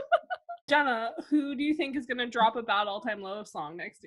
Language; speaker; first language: English; native; English